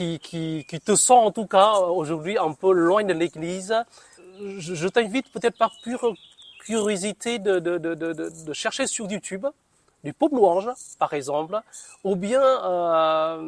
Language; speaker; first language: French; non-native, fluent; Vietnamese